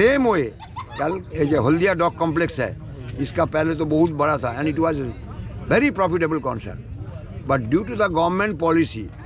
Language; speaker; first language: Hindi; non-native, local second language; Bangla